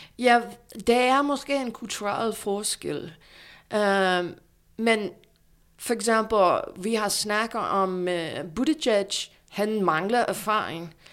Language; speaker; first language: Danish; non-native, fluent; English